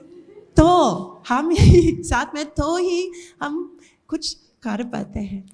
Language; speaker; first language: Hindi; non-native, learner; English